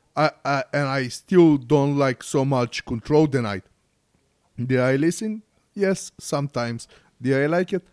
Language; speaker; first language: English; non-native, learner; Bulgarian